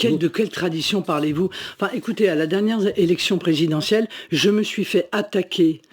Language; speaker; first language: French; native; French